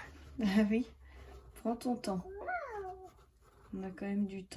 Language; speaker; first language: French; native; French